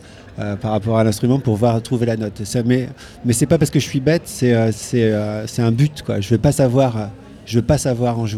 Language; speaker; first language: French; native; French